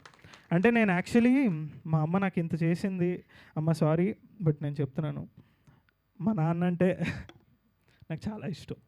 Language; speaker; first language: Telugu; native; Telugu